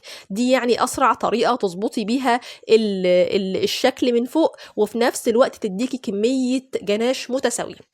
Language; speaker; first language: Arabic; native; Arabic